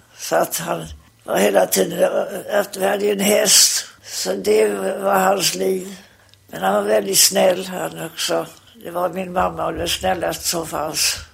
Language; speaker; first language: Swedish; native; Swedish